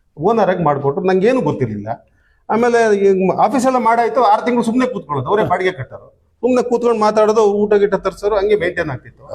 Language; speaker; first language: Kannada; native; Kannada